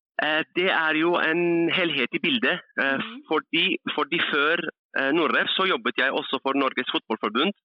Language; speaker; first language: Norwegian; early bilingual, other home language; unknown